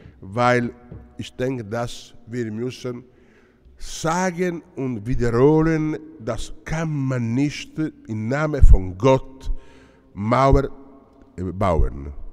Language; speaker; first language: German; non-native, fluent; Italian